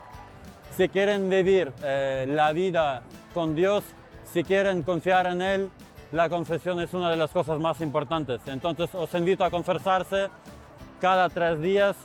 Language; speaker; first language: Spanish; non-native, fluent; Ukrainian